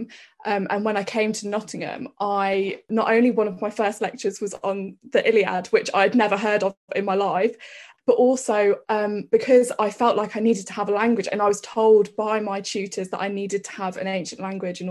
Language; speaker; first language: English; native; English